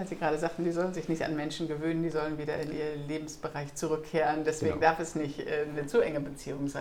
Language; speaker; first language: German; native; German